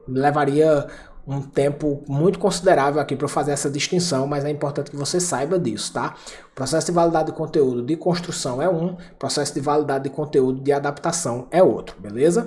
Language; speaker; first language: Portuguese; native; Portuguese